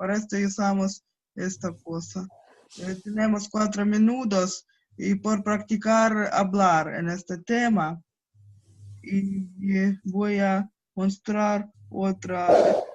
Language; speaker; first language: Spanish; non-native, learner; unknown